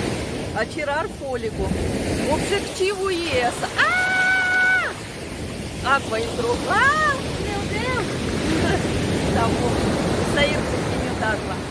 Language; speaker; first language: Portuguese; non-native, fluent; Russian